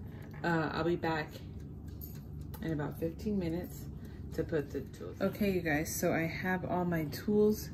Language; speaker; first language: English; native; English